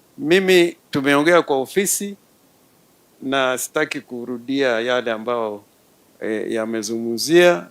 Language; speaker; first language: Swahili; non-native, local second language; Luo (Kenya and Tanzania)